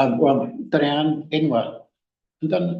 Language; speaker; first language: Welsh; native; Welsh